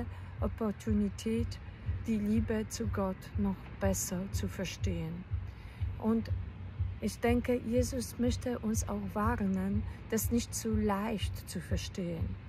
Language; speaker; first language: German; non-native, fluent; Polish